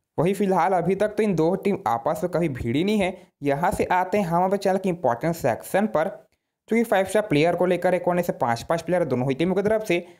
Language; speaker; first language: Hindi; native; Hindi